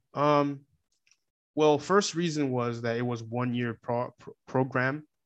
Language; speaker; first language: English; non-native, fluent; Korean